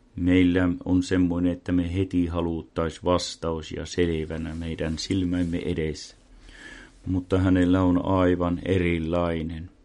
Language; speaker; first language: Finnish; non-native, local second language; Swedish